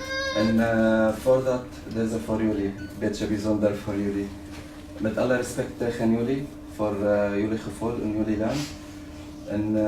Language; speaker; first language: Dutch; non-native, learner; Arabic